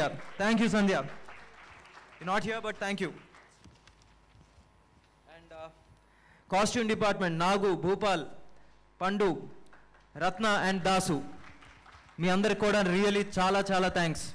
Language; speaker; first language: Telugu; native; Telugu